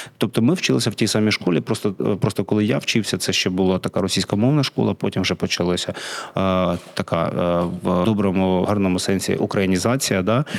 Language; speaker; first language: Ukrainian; non-native, local second language; Russian